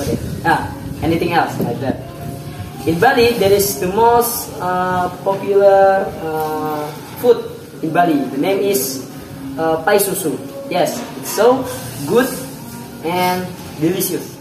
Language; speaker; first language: English; non-native, learner; Indonesian